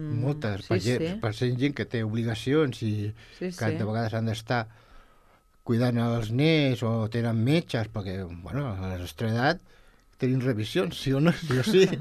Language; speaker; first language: Catalan; non-native, local second language; Spanish